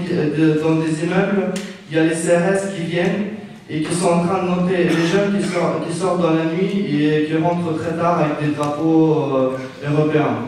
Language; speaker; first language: French; non-native, fluent; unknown